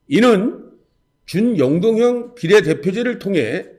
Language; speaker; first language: Korean; native; Korean